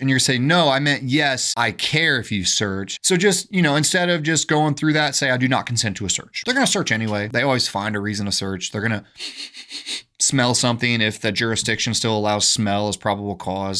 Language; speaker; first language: English; native; English